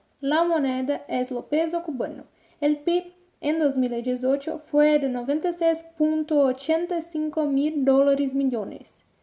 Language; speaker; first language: Spanish; non-native, learner; Portuguese